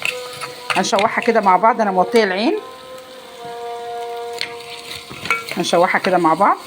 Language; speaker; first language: Arabic; native; Arabic